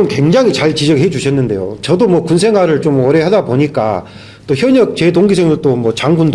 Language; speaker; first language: Korean; native; Korean